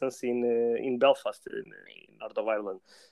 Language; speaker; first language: English; non-native, learner; Portuguese